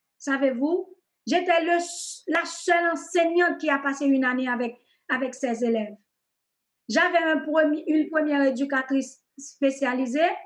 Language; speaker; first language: French; non-native, local second language; Haitian Creole